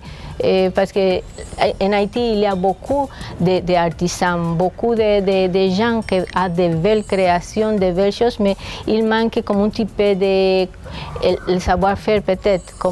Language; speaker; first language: French; non-native, fluent; Spanish